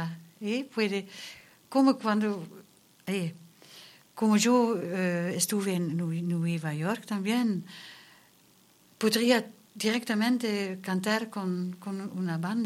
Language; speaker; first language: Spanish; non-native, learner; Dutch